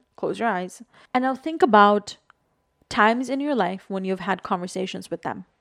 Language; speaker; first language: English; non-native, local second language; Bangla